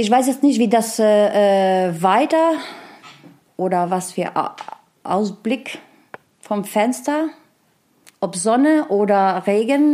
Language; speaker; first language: German; non-native, learner; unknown